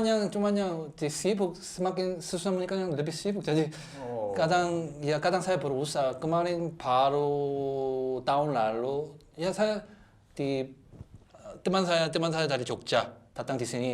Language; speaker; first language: Indonesian; non-native, learner; Korean